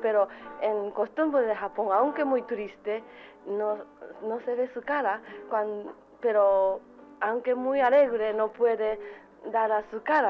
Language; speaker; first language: Spanish; non-native, learner; Japanese